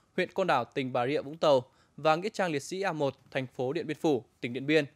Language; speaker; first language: Vietnamese; native; Vietnamese